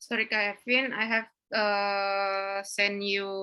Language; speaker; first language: English; non-native, learner; Indonesian